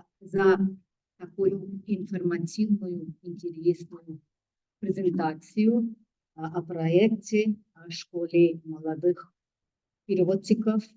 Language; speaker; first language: Russian; non-native, fluent; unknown